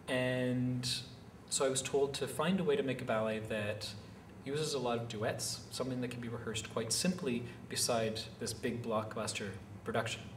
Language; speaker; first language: English; native; English